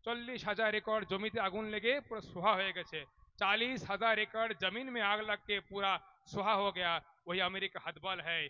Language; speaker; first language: Hindi; non-native, local second language; Bangla